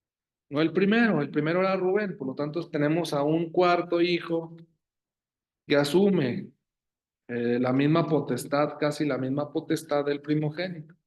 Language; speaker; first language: Spanish; native; Spanish